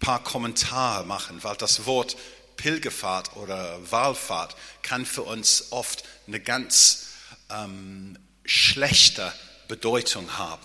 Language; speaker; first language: German; non-native, fluent; English